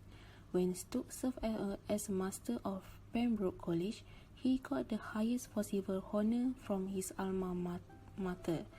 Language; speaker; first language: English; non-native, local second language; Malay